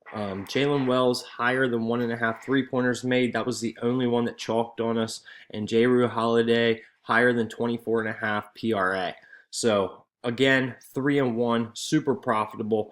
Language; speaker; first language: English; native; English